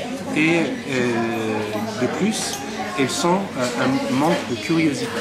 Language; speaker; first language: French; non-native, fluent; Persian